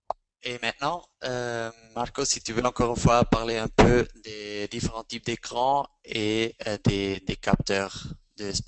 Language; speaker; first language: French; non-native, fluent; Spanish